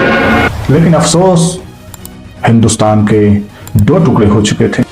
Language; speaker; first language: Urdu; native; Urdu